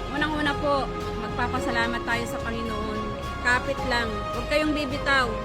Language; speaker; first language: Filipino; native; Filipino